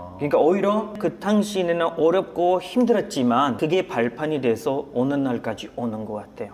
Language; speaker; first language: Korean; non-native, fluent; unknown